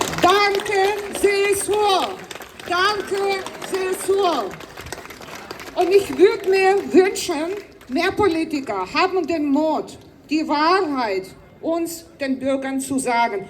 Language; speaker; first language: German; non-native, fluent; Ukrainian